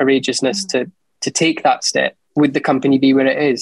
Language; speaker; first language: English; native; English